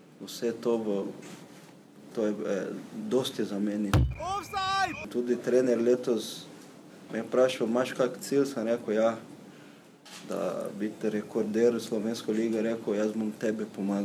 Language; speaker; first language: Slovenian; non-native, learner; Portuguese